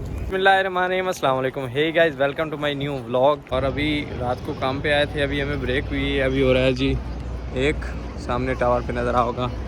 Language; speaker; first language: Urdu; non-native, local second language; Punjabi